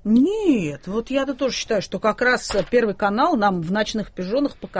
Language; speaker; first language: Russian; native; Russian